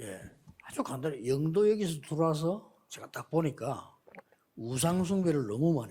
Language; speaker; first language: Korean; native; Korean